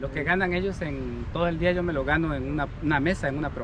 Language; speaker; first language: Spanish; native; Spanish